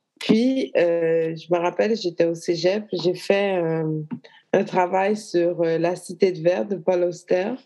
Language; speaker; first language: French; native; French